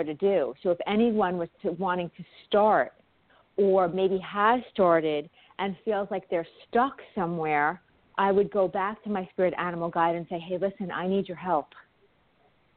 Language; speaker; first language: English; native; English